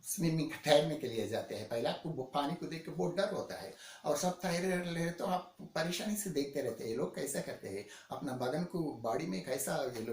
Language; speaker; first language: Hindi; non-native, local second language; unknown